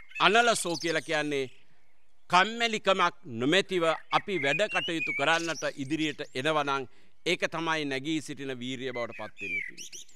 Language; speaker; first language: Sinhala; native; Sinhala